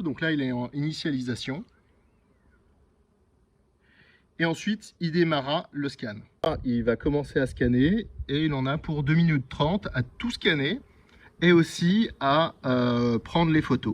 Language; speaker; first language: French; native; French